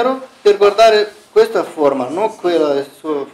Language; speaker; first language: Italian; non-native, learner; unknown